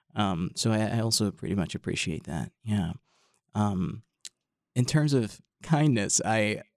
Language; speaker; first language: English; non-native, fluent; Arabic